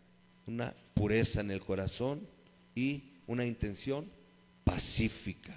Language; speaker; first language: Spanish; native; Spanish